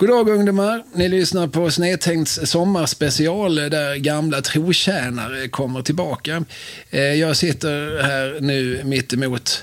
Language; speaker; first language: Swedish; native; Swedish